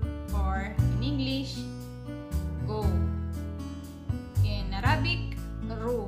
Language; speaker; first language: English; non-native, local second language; Filipino